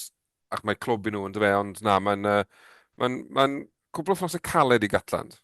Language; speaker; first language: Welsh; native; Welsh